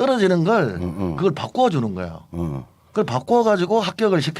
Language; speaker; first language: Korean; native; Korean